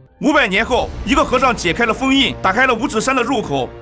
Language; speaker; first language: Chinese; native; Chinese